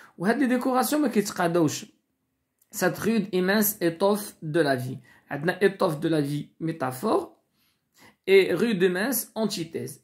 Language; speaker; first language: French; non-native, local second language; Arabic